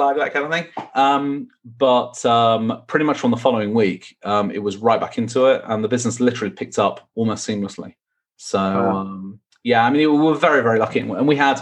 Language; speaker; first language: English; native; English